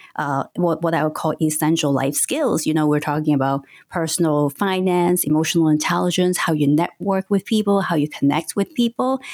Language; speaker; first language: English; non-native, local second language; Cantonese